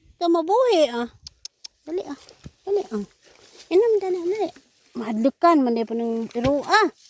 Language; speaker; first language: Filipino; non-native, local second language; Cebuano